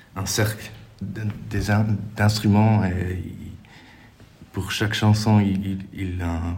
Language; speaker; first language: French; non-native, learner; German